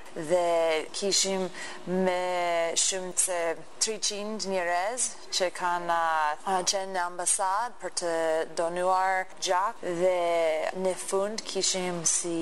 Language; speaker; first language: Albanian; non-native, learner; English